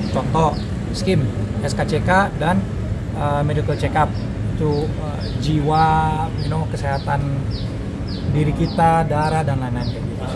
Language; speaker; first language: Indonesian; non-native, fluent; Dutch